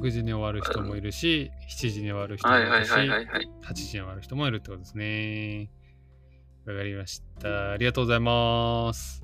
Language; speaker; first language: Japanese; native; Japanese